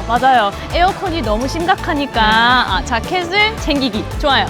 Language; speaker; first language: Korean; early bilingual, heritage; Korean